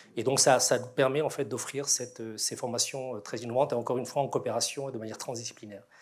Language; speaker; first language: French; native; French